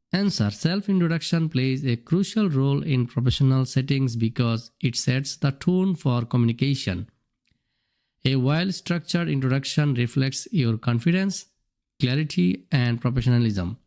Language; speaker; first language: English; non-native, local second language; Bangla